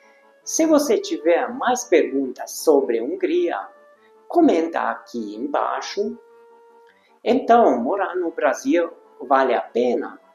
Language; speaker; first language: Portuguese; non-native, fluent; Hungarian